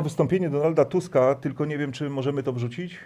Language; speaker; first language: Polish; native; Polish